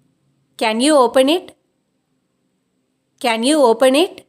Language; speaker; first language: English; non-native, local second language; Tamil